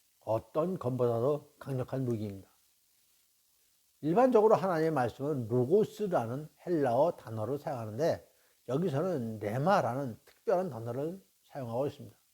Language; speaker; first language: Korean; native; Korean